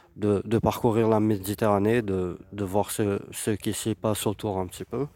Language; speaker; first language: French; non-native, local second language; Arabic